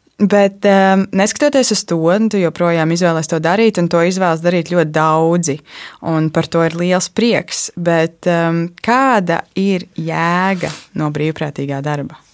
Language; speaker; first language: Latvian; native; Latvian